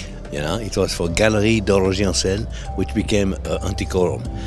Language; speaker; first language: English; non-native, fluent; French